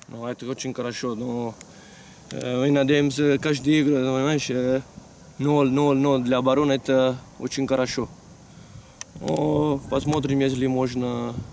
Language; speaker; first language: Russian; non-native, learner; Italian